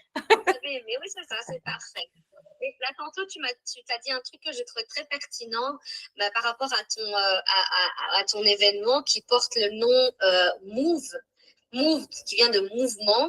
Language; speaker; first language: French; native; French